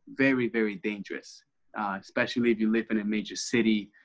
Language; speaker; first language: English; early bilingual, other home language; Spanish